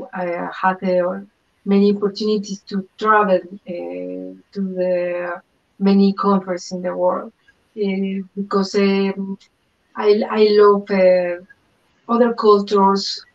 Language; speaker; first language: English; non-native, learner; Spanish